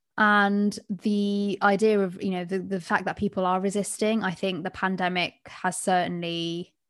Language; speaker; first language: English; early bilingual, other home language; Bangla